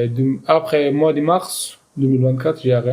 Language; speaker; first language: French; non-native, learner; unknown